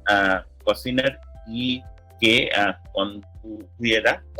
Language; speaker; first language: Spanish; non-native, learner; English